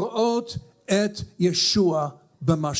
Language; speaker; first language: Hebrew; non-native, fluent; English